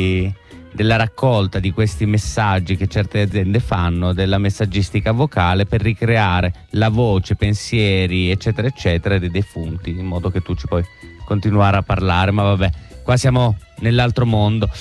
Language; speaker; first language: Italian; native; Italian